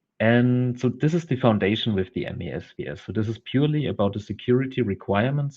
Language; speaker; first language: English; non-native, fluent; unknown